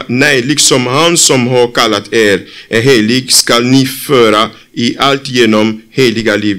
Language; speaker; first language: Swedish; non-native, fluent; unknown